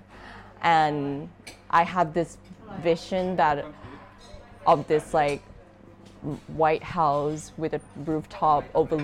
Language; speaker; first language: English; non-native, fluent; Thai